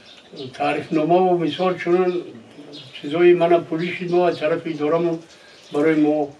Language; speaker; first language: Persian; native; Persian